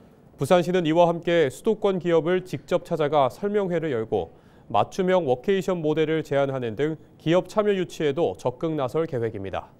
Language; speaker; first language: Korean; native; Korean